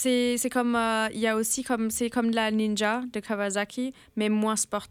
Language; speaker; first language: French; non-native, fluent; German